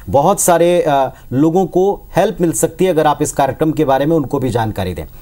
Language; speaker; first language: Hindi; native; Hindi